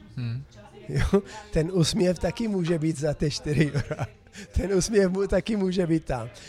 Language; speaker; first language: Czech; non-native, fluent; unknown